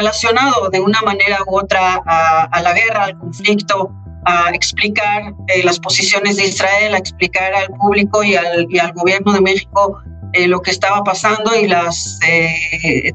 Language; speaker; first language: Spanish; non-native, fluent; Hebrew